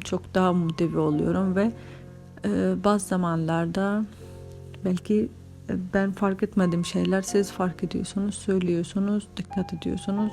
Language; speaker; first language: Turkish; non-native, fluent; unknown